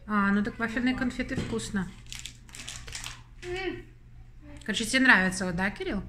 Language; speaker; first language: Russian; native; Russian